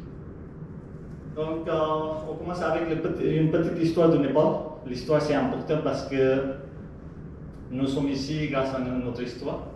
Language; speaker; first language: French; non-native, fluent; Nepali